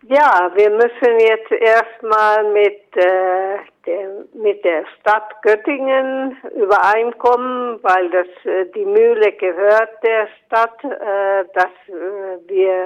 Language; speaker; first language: German; non-native, fluent; Finnish